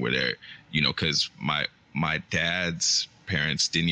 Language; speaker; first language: English; native; English